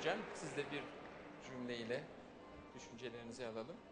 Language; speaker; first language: Turkish; native; Turkish